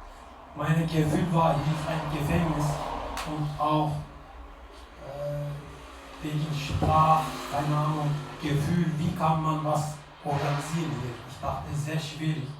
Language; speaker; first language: German; non-native, learner; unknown